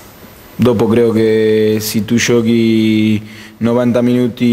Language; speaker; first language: Italian; non-native, fluent; Spanish